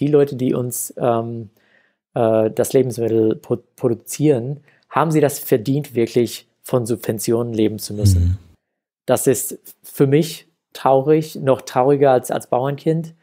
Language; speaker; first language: German; non-native, fluent; English